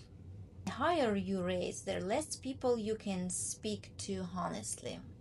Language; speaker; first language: English; non-native, learner; Ukrainian